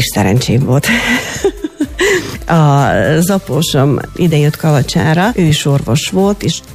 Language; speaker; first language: Hungarian; non-native, fluent; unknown